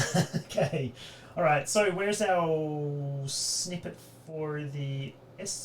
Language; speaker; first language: English; native; English